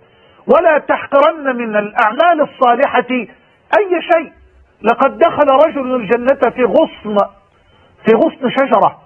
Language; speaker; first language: Arabic; native; Arabic